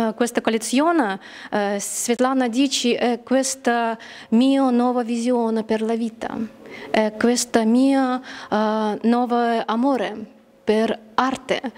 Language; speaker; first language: Italian; non-native, learner; Russian